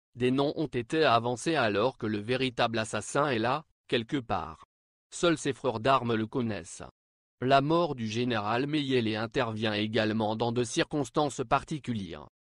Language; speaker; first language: French; non-native, local second language; Lingala